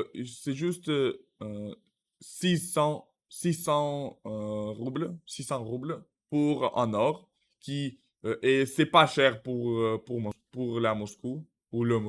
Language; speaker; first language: French; non-native, learner; Russian